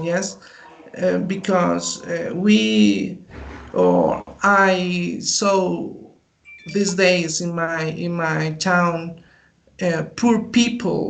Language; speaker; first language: English; non-native, learner; Spanish